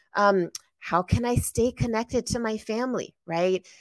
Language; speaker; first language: English; native; English